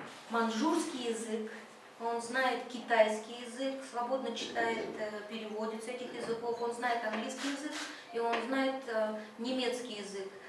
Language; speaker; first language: Russian; native; Russian